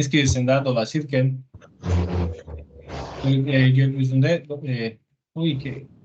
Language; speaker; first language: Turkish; non-native, learner; Spanish